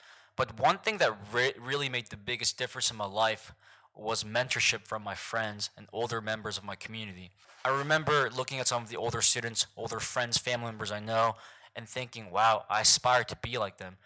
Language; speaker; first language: English; early bilingual, other home language; Korean